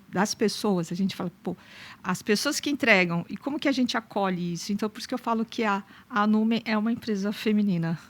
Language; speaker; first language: Portuguese; native; Portuguese